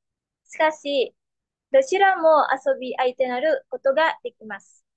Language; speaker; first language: Japanese; non-native, learner; Indonesian